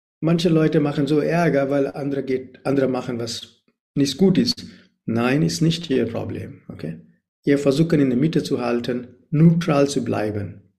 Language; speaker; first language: German; non-native, learner; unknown